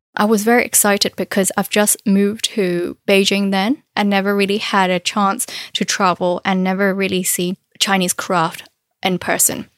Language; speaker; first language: English; non-native, fluent; Chinese